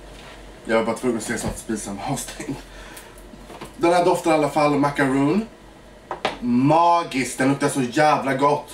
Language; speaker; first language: Swedish; early bilingual, other home language; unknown